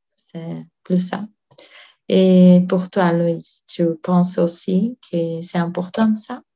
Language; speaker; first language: French; non-native, learner; Portuguese